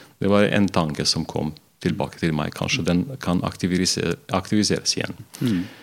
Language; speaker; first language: Norwegian; non-native, fluent; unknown